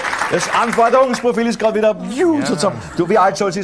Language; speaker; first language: German; native; German